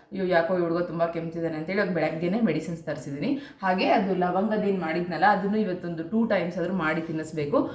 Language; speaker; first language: Kannada; non-native, local second language; Telugu